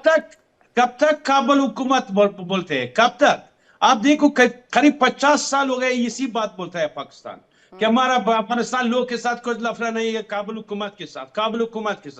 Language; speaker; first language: Hindi; non-native, fluent; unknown